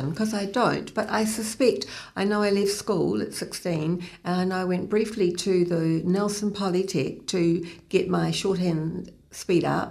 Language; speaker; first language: English; native; English